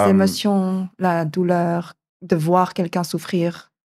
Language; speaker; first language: French; native; French